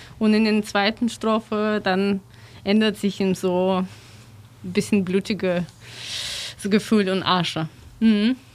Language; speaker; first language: German; non-native, learner; Russian